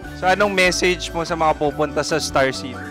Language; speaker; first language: Filipino; native; Filipino